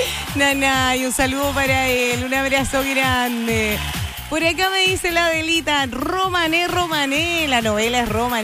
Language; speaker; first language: Spanish; native; Spanish